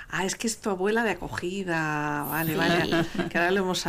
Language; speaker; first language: Spanish; native; Spanish